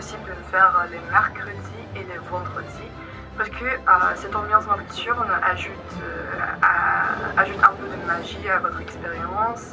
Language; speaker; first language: French; non-native, fluent; Turkish